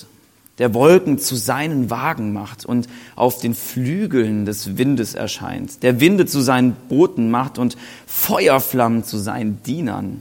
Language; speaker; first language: German; native; German